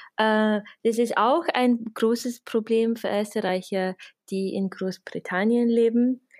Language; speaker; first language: German; non-native, fluent; English